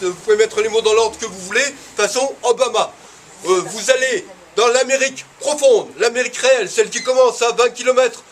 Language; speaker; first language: French; native; French